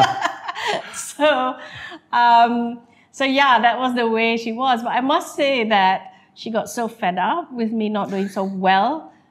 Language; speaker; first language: English; non-native, local second language; Malay